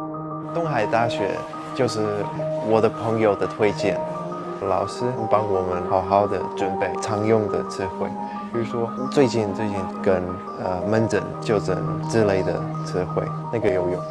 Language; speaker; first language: Chinese; non-native, fluent; Czech